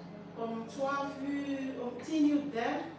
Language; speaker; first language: Dutch; non-native, learner; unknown